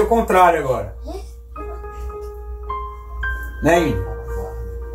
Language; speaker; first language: Portuguese; native; Portuguese